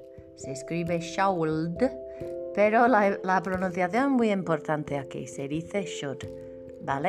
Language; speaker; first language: Spanish; non-native, fluent; English